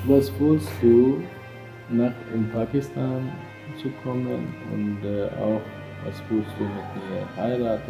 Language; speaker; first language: German; non-native, learner; Urdu